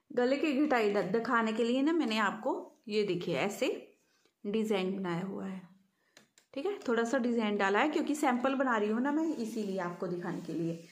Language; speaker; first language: Hindi; native; Hindi